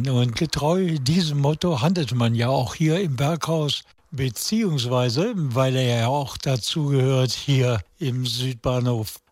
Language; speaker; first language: German; native; German